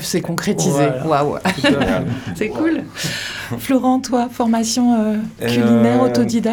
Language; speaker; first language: French; native; French